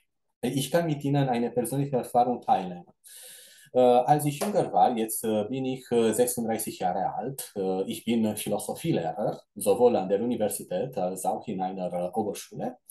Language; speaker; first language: German; non-native, fluent; Romanian